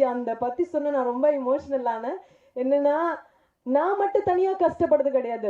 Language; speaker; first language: Tamil; non-native, fluent; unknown